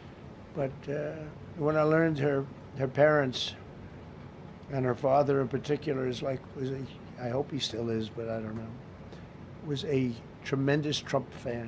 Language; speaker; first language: English; native; English